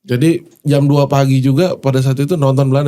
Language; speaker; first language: Indonesian; native; Indonesian